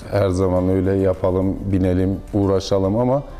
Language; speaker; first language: Turkish; native; Turkish